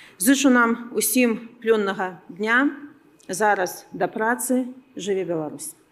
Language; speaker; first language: Belarusian; non-native, local second language; Russian